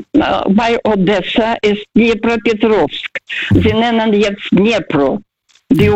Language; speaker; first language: German; non-native, fluent; Russian